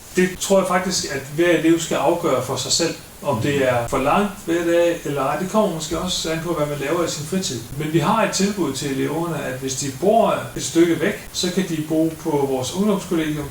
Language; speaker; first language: Danish; native; Danish